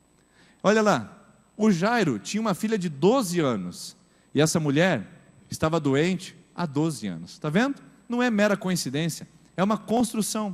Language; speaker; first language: Portuguese; native; Portuguese